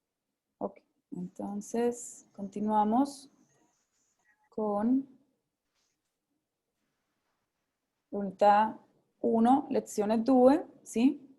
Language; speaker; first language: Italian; non-native, fluent; Spanish